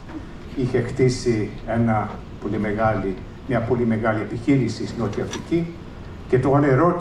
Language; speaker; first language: Greek; early bilingual, heritage; English